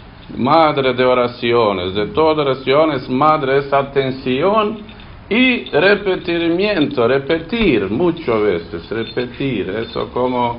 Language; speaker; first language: Spanish; non-native, learner; Serbian